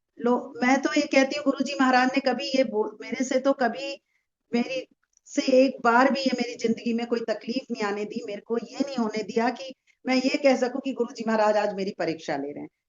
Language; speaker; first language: Hindi; native; Hindi